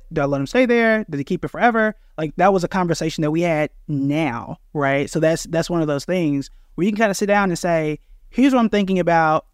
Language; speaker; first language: English; native; English